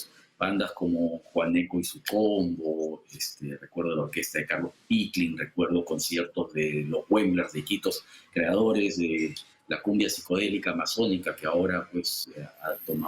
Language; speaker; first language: Spanish; native; Spanish